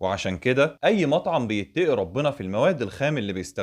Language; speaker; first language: Arabic; native; Arabic